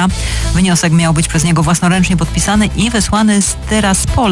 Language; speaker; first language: Polish; native; Polish